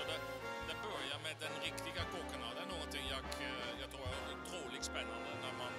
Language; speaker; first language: Swedish; non-native, fluent; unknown